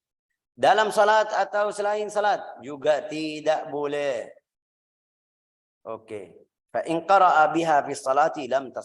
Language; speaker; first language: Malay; non-native, fluent; Arabic